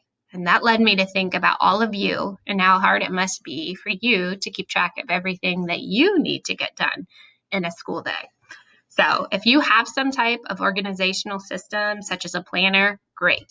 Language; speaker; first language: English; native; English